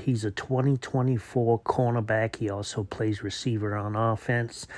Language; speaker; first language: English; native; English